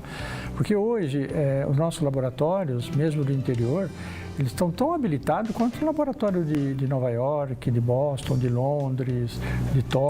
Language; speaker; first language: Portuguese; native; Portuguese